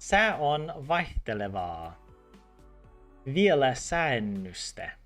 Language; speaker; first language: Finnish; non-native, learner; English